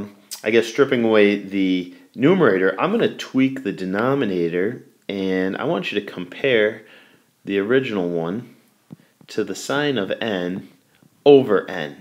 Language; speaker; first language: English; native; English